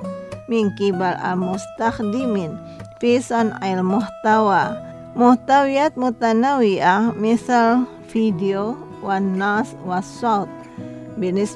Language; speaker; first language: Arabic; non-native, fluent; Indonesian